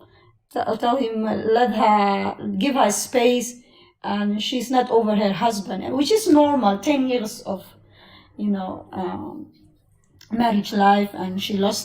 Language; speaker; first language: English; non-native, fluent; Italian